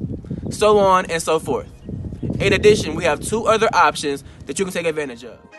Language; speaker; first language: English; native; English